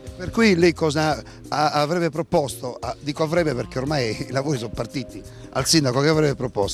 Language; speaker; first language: Italian; native; Italian